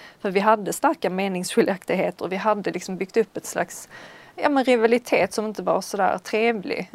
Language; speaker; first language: Swedish; native; Swedish